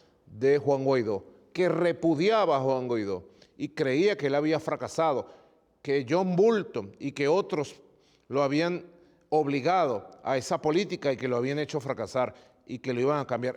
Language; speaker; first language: Spanish; native; Spanish